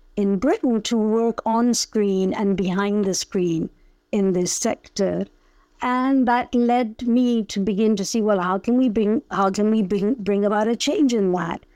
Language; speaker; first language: English; early bilingual, other home language; Punjabi